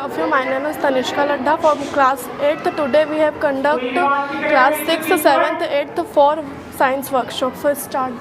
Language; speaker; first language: English; non-native, local second language; Hindi